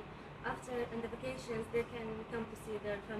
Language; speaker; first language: English; non-native, learner; Arabic